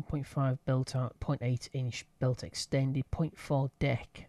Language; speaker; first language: English; native; English